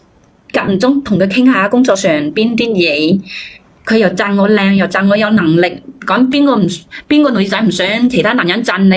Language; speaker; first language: Cantonese; native; Cantonese